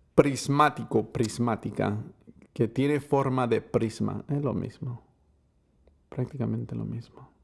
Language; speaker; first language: Spanish; non-native, learner; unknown